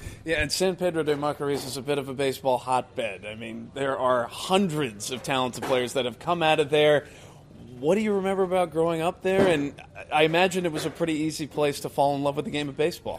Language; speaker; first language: English; native; English